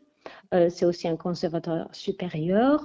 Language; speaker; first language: French; non-native, fluent; Armenian